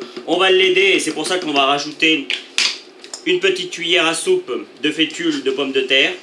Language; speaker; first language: French; native; French